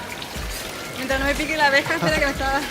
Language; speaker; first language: Spanish; native; Spanish